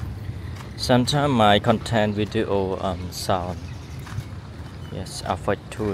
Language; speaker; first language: English; non-native, learner; Khmer